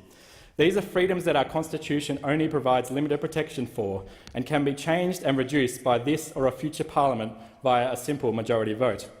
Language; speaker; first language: English; native; English